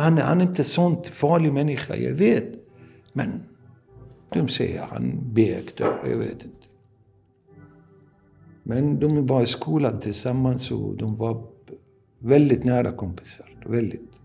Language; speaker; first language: Swedish; non-native, learner; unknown